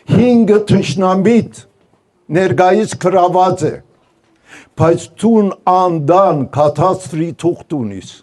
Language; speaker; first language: Armenian; non-native, local second language; Turkish